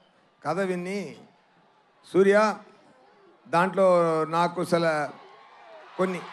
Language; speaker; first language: Telugu; non-native, local second language; Tamil